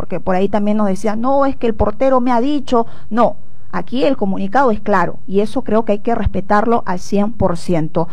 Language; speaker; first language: Spanish; native; Spanish